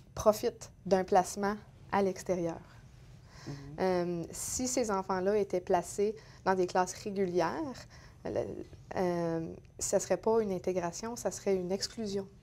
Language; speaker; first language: French; native; French